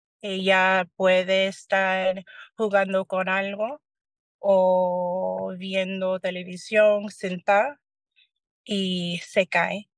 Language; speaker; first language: Spanish; early bilingual, heritage; Spanish